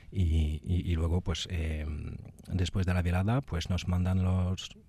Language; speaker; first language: Spanish; non-native, fluent; French